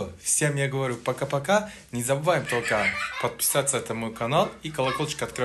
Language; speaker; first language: Russian; non-native, learner; Turkish